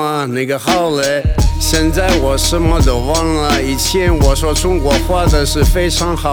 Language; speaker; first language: Chinese; non-native, learner; Russian